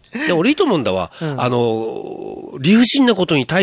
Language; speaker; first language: Japanese; native; Japanese